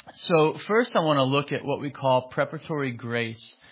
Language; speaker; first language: Spanish; non-native, fluent; English